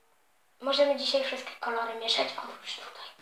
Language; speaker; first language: Polish; early bilingual, heritage; Polish